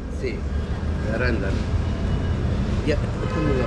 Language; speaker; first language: Spanish; non-native, fluent; Arabic